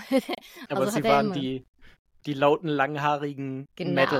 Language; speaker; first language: German; native; German